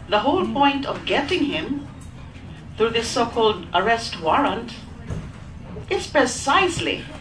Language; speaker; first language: English; non-native, local second language; Filipino